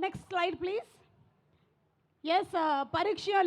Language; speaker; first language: Telugu; native; Telugu